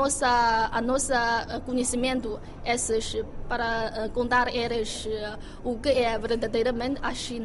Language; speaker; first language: Portuguese; non-native, fluent; Chinese